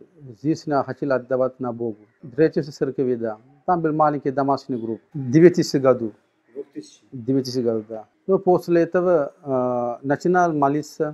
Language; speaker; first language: Russian; non-native, learner; Sinhala